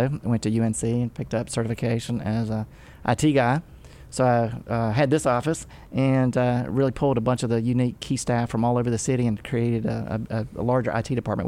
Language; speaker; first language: English; native; English